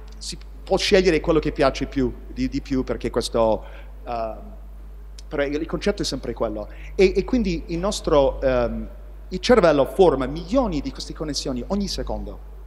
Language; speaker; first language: Italian; non-native, fluent; English